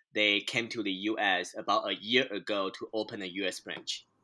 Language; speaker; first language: English; non-native, fluent; Chinese